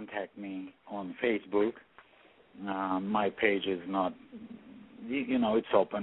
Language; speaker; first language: English; non-native, fluent; Russian